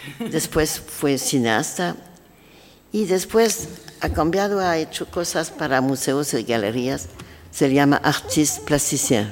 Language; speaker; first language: Spanish; non-native, learner; French